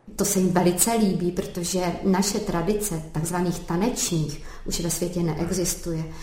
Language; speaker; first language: Czech; native; Czech